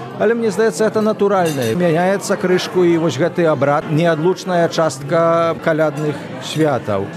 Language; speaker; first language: Belarusian; native; Belarusian